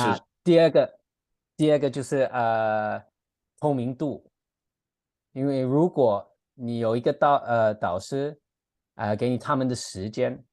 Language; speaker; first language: Chinese; non-native, fluent; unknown